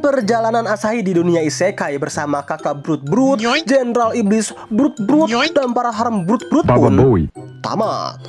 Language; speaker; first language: Indonesian; native; Indonesian